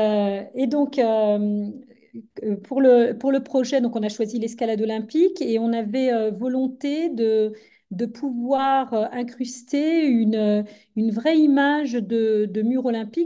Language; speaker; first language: French; native; French